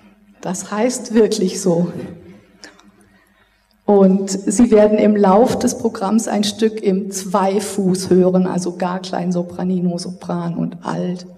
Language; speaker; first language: German; native; German